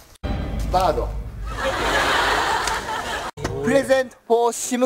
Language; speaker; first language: English; non-native, learner; Japanese